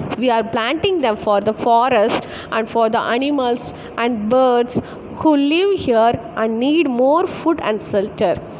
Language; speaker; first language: English; non-native, local second language; Tamil